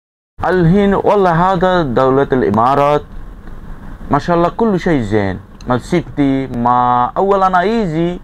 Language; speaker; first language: Arabic; non-native, learner; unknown